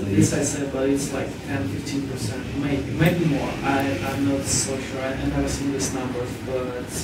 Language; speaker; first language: English; non-native, fluent; Russian